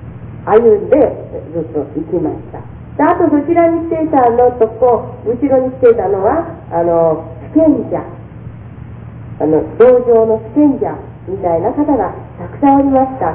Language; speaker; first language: Japanese; native; Japanese